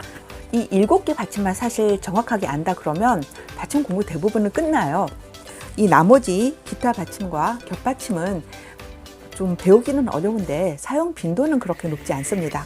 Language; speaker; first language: Korean; native; Korean